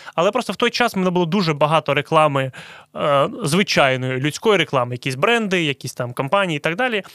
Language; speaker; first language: Ukrainian; non-native, local second language; Russian